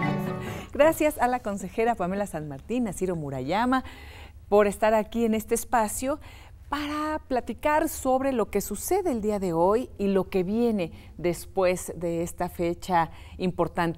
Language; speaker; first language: Spanish; native; Spanish